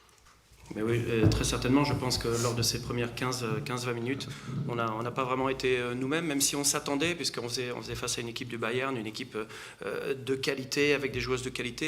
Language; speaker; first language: French; native; French